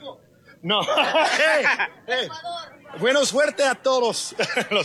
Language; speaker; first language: Spanish; non-native, learner; English